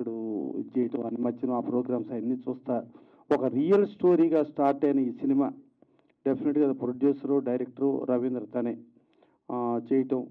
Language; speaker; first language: Telugu; native; Telugu